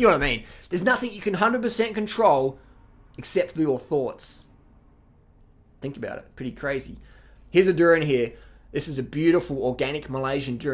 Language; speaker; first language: English; native; English